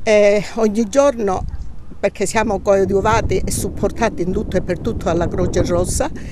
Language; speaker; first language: Italian; native; Italian